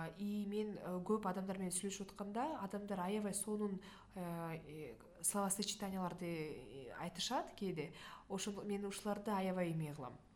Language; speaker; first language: Kyrgyz; non-native, local second language; Russian